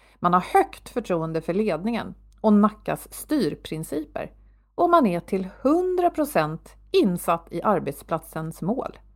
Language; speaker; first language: Swedish; native; Swedish